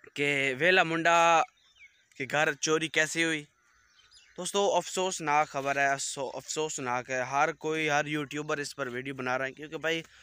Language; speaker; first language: Urdu; non-native, local second language; Punjabi